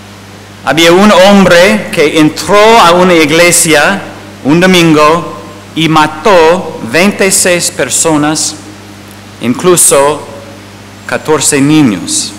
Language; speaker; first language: Spanish; non-native, fluent; English